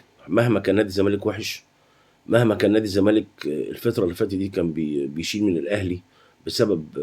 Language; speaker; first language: Arabic; native; Arabic